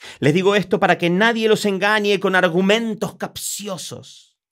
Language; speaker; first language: Spanish; native; Spanish